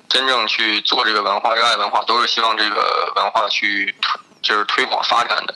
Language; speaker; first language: Chinese; native; Chinese